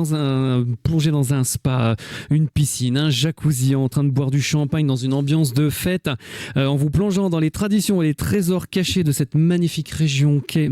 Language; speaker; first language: French; native; French